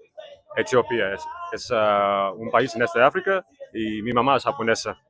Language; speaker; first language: Spanish; non-native, learner; English